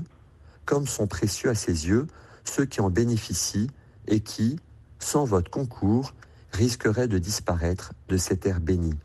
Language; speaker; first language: French; native; French